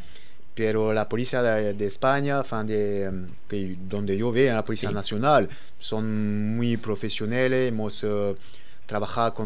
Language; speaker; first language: Spanish; non-native, learner; French